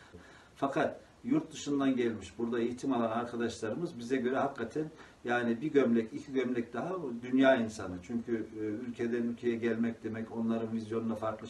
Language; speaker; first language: Turkish; native; Turkish